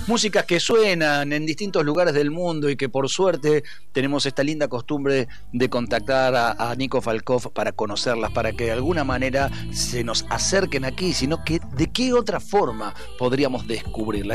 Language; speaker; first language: Spanish; native; Spanish